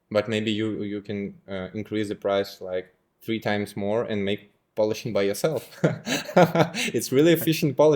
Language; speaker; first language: English; non-native, fluent; Russian